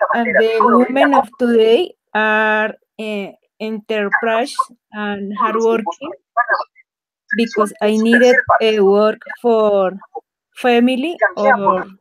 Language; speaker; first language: English; non-native, learner; Spanish